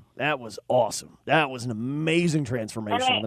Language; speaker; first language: English; native; English